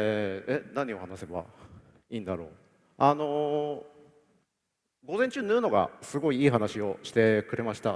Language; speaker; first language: Japanese; native; Japanese